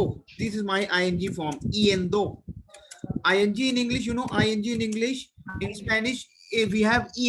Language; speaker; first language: English; non-native, local second language; Hindi